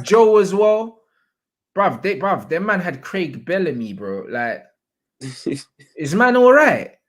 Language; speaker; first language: English; native; English